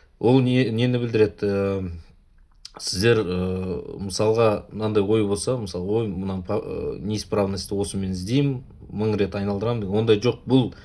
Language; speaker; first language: Kazakh; non-native, local second language; Russian